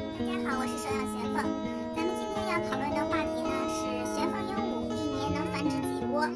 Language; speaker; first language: Chinese; native; Chinese